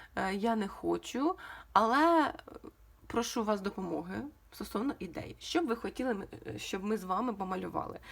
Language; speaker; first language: Ukrainian; non-native, local second language; Russian